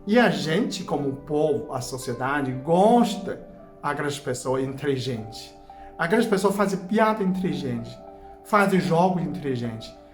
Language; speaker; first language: Portuguese; non-native, fluent; Chinese